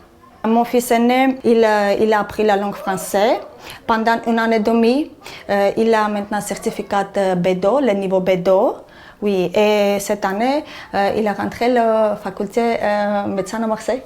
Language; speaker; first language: French; non-native, learner; Armenian